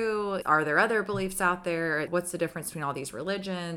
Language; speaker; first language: English; native; English